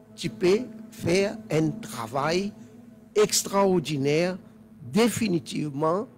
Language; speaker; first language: French; non-native, learner; Telugu